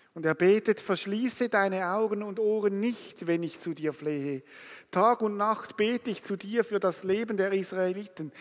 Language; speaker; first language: German; native; German